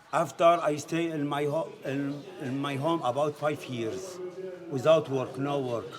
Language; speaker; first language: English; non-native, learner; Arabic